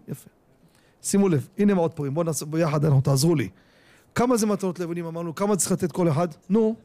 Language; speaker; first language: Hebrew; native; Hebrew